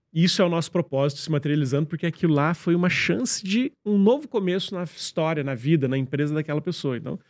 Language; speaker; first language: Portuguese; native; Portuguese